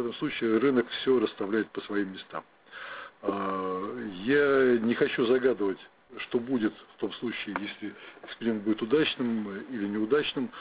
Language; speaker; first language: Russian; native; Russian